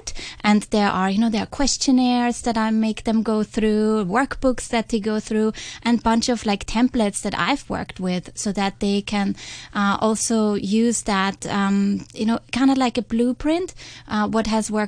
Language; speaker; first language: English; non-native, fluent; German